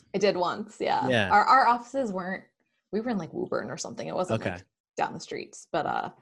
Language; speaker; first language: English; native; English